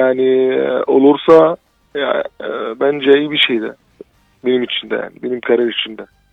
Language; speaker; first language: Turkish; non-native, fluent; Arabic